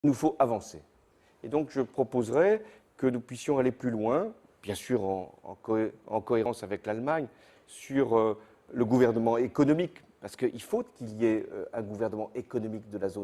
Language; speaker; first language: French; native; French